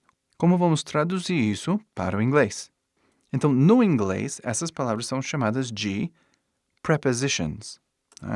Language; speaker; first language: Portuguese; non-native, fluent; English